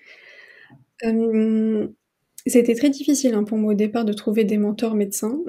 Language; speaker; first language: French; non-native, local second language; Arabic